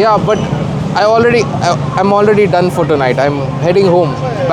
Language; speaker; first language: English; non-native, local second language; Telugu